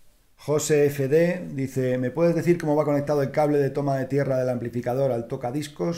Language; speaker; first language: Spanish; native; Spanish